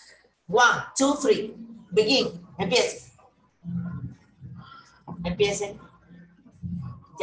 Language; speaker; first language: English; non-native, learner; Spanish